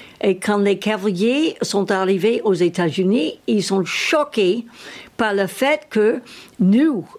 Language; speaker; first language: French; non-native, learner; English